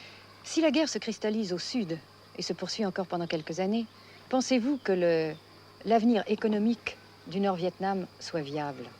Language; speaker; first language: French; native; French